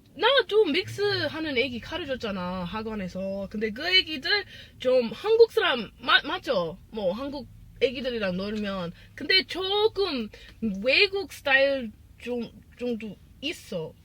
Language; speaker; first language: Korean; non-native, learner; English